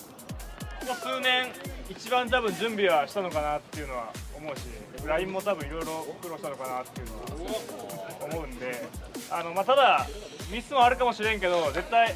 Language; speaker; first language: Japanese; native; Japanese